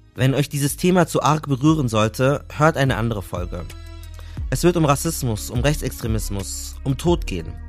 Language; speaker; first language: German; native; German